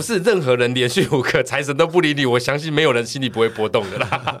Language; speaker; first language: Chinese; native; Chinese